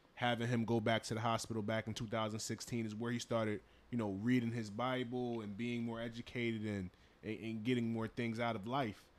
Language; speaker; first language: English; native; English